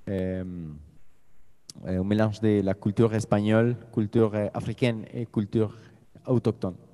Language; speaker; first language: French; non-native, fluent; Spanish